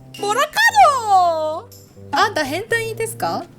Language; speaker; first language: Japanese; non-native, learner; Korean